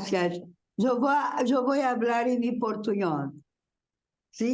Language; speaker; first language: Spanish; non-native, learner; Portuguese